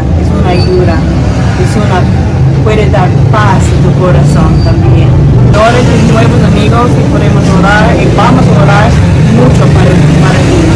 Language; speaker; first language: Spanish; non-native, learner; English